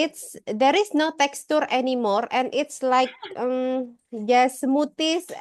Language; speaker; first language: English; non-native, learner; Indonesian